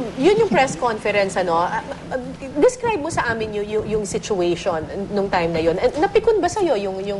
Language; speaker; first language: Filipino; native; Filipino